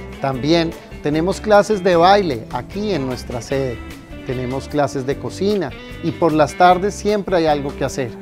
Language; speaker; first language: Spanish; native; Spanish